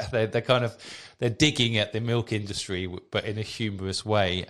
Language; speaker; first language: English; native; English